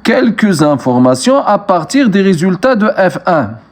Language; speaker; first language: French; non-native, local second language; Arabic